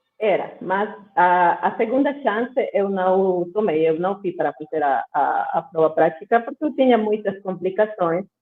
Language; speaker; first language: Portuguese; non-native, fluent; Spanish